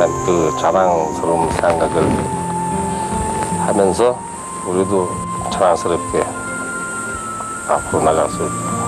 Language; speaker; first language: Korean; early bilingual, heritage; Korean